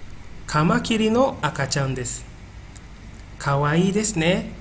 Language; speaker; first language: Japanese; non-native, fluent; Indonesian